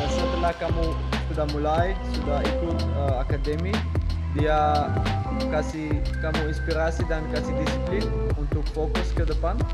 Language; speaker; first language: Indonesian; non-native, learner; Dutch